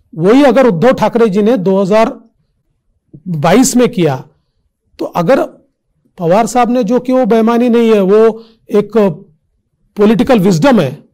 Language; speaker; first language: Hindi; non-native, local second language; Marathi